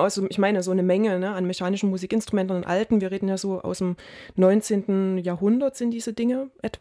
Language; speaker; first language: German; native; German